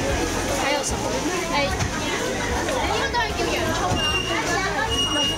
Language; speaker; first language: Chinese; non-native, local second language; Cantonese